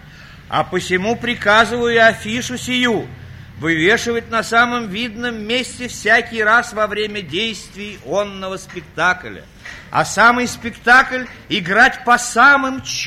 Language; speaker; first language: Russian; native; Russian